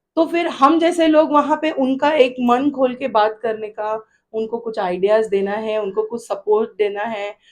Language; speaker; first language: Hindi; non-native, local second language; Gujarati